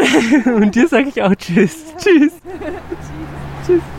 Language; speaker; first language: German; native; German